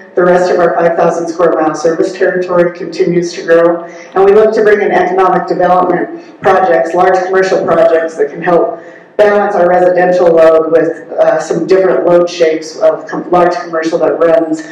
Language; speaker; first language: English; native; English